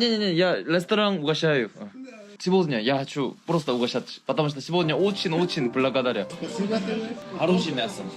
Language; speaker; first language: Russian; non-native, learner; Korean